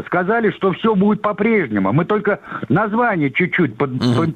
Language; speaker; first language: Russian; native; Russian